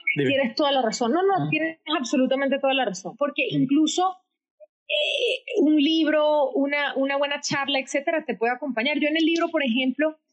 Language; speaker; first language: Spanish; native; Spanish